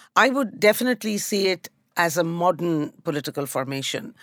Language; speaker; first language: English; non-native, local second language; Bangla